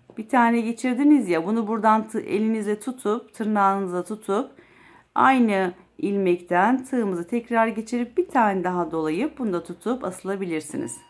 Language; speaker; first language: Turkish; native; Turkish